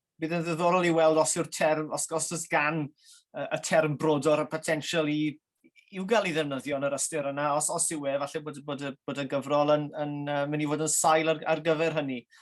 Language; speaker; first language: Welsh; native; Welsh